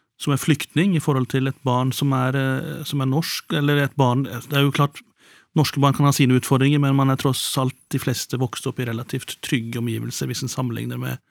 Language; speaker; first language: Norwegian; native; Norwegian